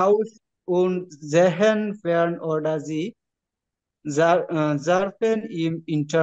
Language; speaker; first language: German; non-native, learner; Bangla